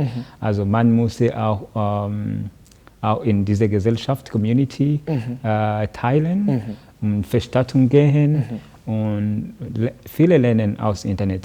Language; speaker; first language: German; non-native, learner; Kinyarwanda